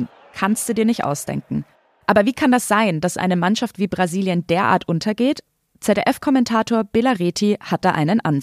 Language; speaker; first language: German; native; German